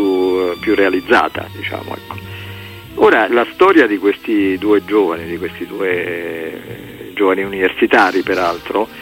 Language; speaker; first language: Italian; native; Italian